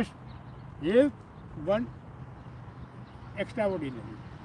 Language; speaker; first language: English; non-native, learner; Gujarati